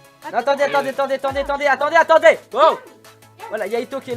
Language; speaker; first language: French; native; French